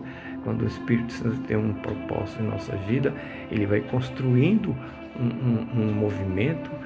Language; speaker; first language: Portuguese; native; Portuguese